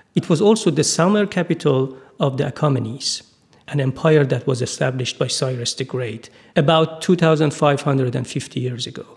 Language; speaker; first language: English; non-native, fluent; Persian